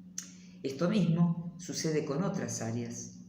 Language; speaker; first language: Spanish; native; Spanish